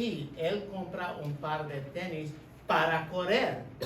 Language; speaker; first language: Spanish; non-native, fluent; English